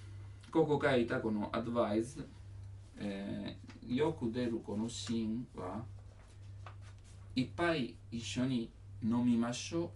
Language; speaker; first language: Japanese; non-native, learner; Italian